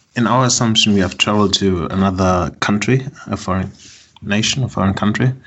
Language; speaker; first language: English; non-native, fluent; German